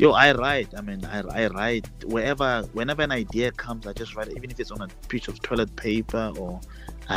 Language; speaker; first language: English; non-native, local second language; Tswana